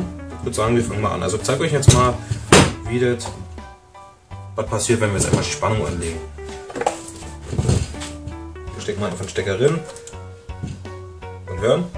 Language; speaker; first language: German; native; German